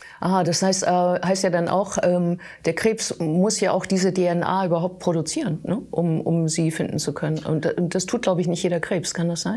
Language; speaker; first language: German; native; German